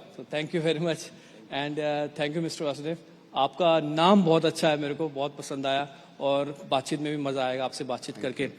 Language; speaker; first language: Hindi; native; Hindi